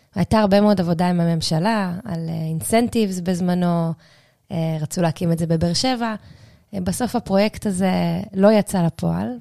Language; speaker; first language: Hebrew; native; Hebrew